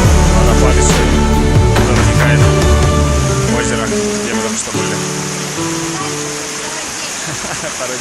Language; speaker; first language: Russian; native; Russian